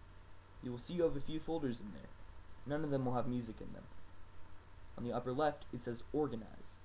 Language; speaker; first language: English; native; English